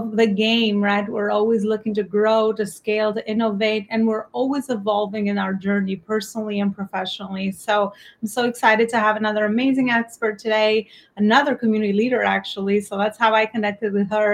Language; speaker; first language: English; non-native, fluent; Albanian